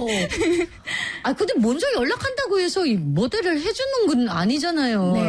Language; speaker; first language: Korean; non-native, fluent; Filipino